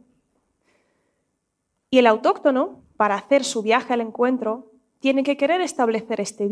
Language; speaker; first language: Spanish; non-native, fluent; Russian